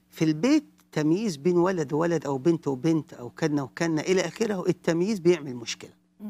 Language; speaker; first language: Arabic; native; Arabic